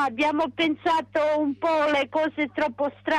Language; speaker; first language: Italian; non-native, local second language; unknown